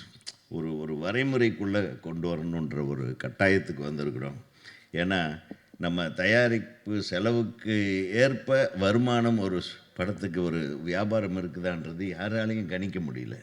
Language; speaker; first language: Tamil; native; Tamil